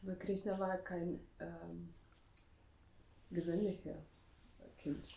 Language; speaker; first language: German; non-native, fluent; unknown